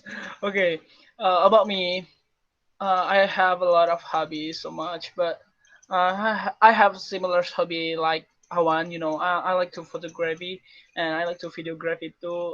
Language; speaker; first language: English; non-native, learner; Indonesian